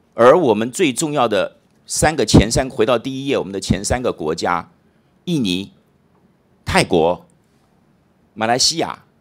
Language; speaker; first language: Chinese; native; Chinese